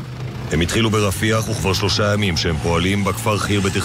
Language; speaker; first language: Hebrew; native; Hebrew